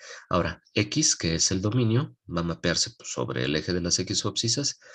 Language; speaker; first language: Spanish; native; Spanish